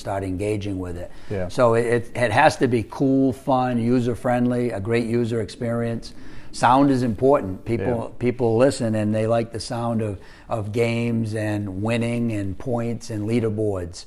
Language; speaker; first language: English; native; English